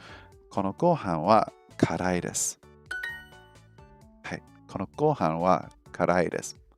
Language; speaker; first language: Japanese; non-native, learner; English